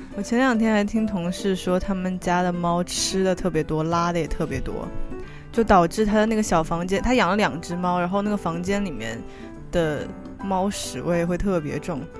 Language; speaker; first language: Chinese; native; Chinese